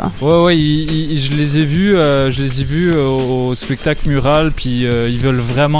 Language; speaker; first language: French; non-native, local second language; English